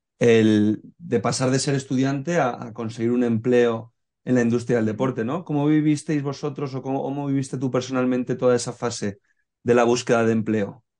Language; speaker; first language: Spanish; native; Spanish